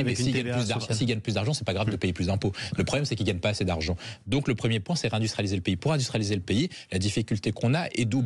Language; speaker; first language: French; native; French